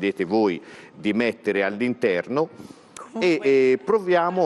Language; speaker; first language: Italian; native; Italian